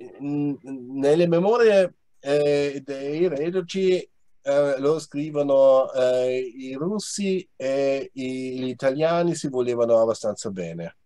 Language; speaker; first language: Italian; non-native, fluent; German